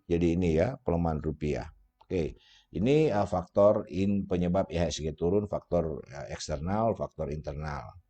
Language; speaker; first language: Indonesian; native; Indonesian